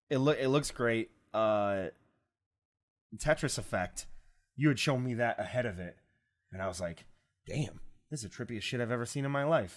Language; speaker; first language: English; native; English